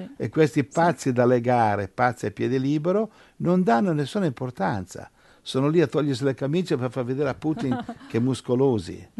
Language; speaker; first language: Italian; native; Italian